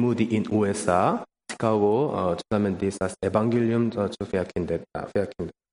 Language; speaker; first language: German; non-native, learner; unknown